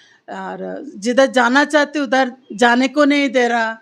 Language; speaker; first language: Hindi; non-native, local second language; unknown